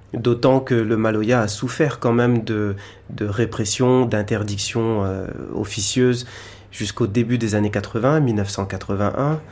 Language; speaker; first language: French; native; French